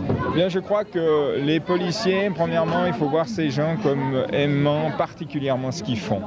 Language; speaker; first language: French; native; French